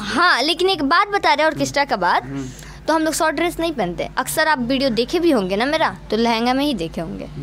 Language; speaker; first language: Hindi; non-native, local second language; Bhojpuri